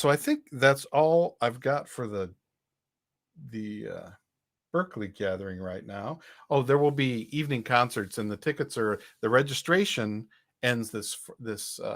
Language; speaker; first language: English; native; English